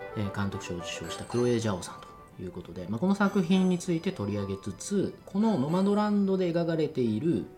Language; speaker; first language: Japanese; non-native, fluent; Chinese